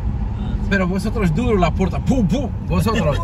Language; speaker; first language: Spanish; non-native, learner; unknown